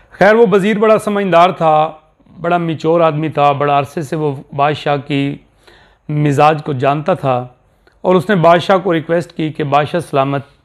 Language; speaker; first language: Urdu; non-native, local second language; Saraiki